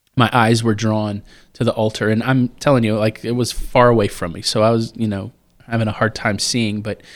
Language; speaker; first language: English; native; English